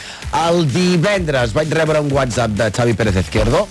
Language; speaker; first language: Catalan; native; Catalan